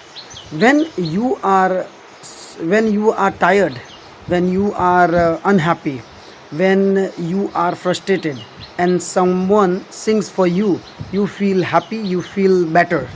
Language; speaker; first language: English; non-native, learner; Gujarati